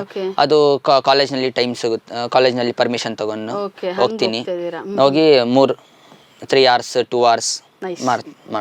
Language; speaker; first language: Kannada; non-native, local second language; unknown